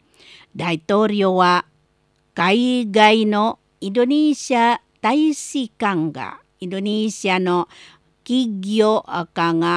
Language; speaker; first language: Japanese; non-native, learner; Indonesian